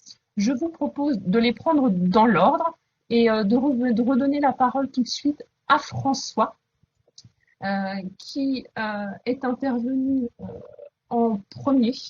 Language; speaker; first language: French; native; French